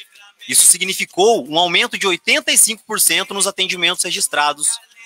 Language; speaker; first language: Portuguese; native; Portuguese